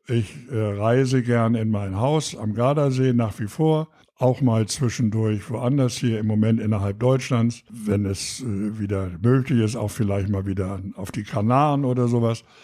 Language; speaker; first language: German; native; German